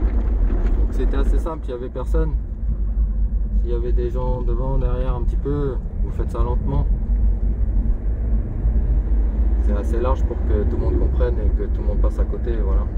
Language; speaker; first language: French; native; French